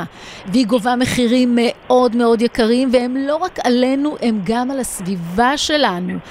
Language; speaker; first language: Hebrew; native; Hebrew